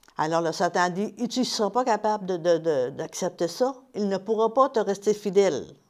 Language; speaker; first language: French; native; French